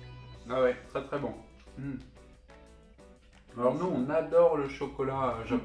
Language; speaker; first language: French; native; French